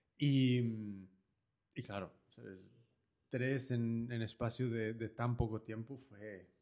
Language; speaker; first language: Spanish; native; Spanish